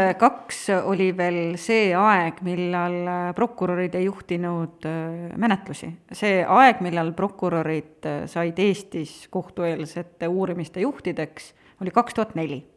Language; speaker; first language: Estonian; native; Estonian